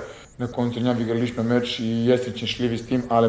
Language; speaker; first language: Polish; non-native, fluent; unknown